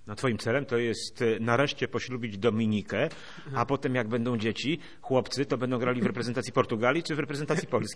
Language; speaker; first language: Polish; native; Polish